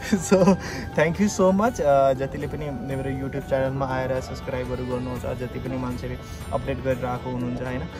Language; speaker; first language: Nepali; early bilingual, heritage; Nepali